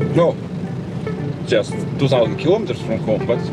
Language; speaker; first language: English; non-native, fluent; Russian